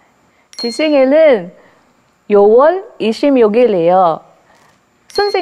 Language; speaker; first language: Korean; non-native, learner; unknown